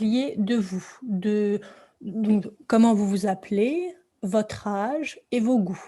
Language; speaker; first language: French; native; French